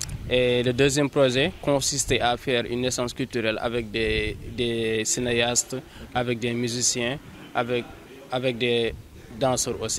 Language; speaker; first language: French; non-native, local second language; Wolof